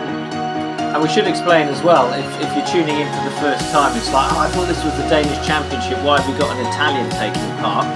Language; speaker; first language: English; native; English